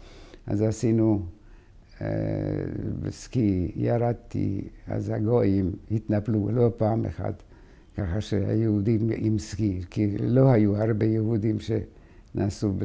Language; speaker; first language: Hebrew; non-native, fluent; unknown